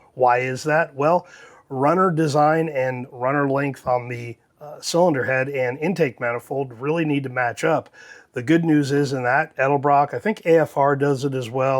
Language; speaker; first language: English; native; English